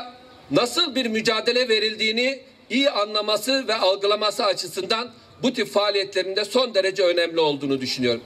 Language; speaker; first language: Turkish; native; Turkish